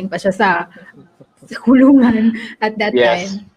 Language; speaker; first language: Filipino; native; Filipino